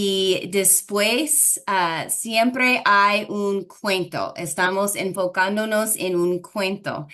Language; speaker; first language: Spanish; non-native, fluent; English